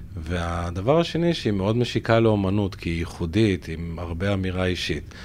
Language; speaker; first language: Hebrew; native; Hebrew